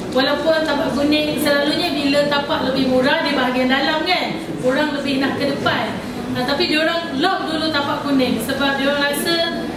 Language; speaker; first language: Malay; native; Malay